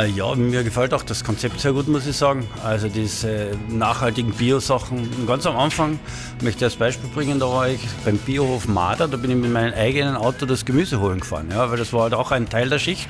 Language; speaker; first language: German; native; German